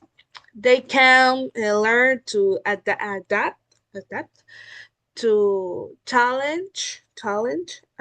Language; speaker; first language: English; non-native, learner; Spanish